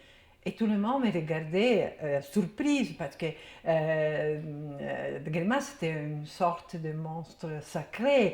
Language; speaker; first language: French; non-native, fluent; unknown